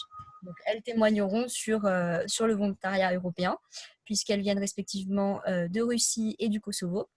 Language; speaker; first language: French; native; French